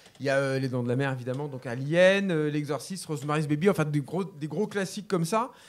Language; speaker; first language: French; native; French